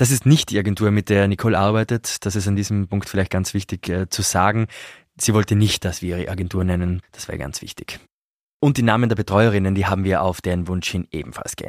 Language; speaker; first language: German; native; German